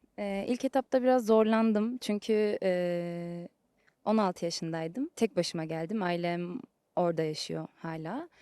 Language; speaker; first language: Turkish; early bilingual, heritage; Turkish